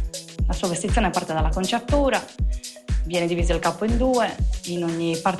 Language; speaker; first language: Italian; native; Italian